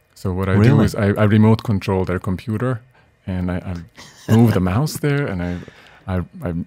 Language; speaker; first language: English; non-native, fluent; Hungarian